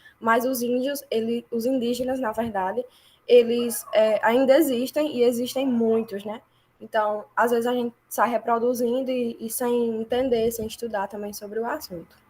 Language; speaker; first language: Portuguese; native; Portuguese